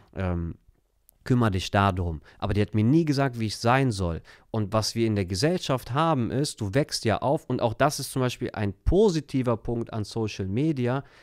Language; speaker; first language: German; early bilingual, other home language; Turkish